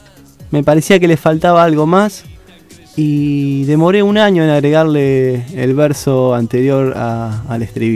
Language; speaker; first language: Spanish; native; Spanish